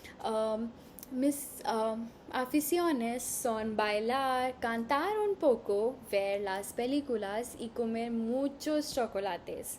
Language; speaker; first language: Spanish; non-native, learner; Hindi